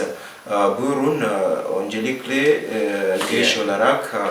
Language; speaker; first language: Turkish; non-native, learner; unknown